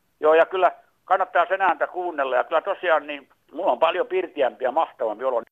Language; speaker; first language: Finnish; native; Finnish